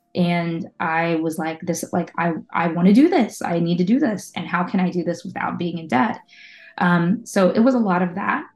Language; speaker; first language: English; native; English